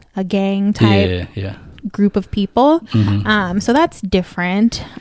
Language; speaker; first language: English; native; English